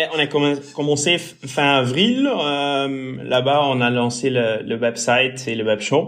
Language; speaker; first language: French; non-native, local second language; Dutch